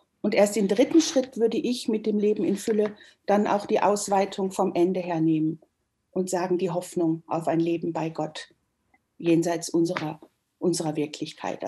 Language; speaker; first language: German; native; German